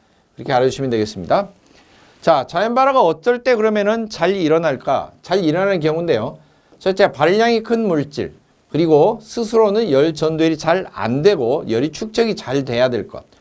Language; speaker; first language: Korean; native; Korean